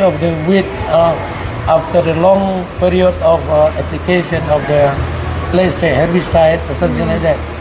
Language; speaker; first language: English; non-native, learner; Indonesian